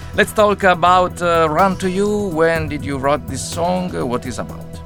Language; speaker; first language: English; non-native, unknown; Italian